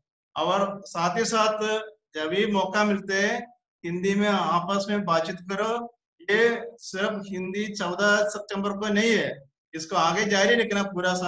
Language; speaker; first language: Hindi; non-native, local second language; Malayalam